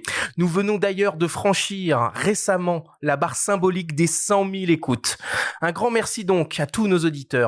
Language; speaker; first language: French; native; French